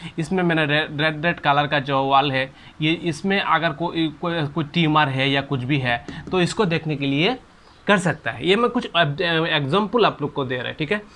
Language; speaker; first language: Hindi; non-native, local second language; Bangla